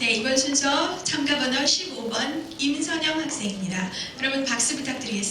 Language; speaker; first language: Korean; native; Korean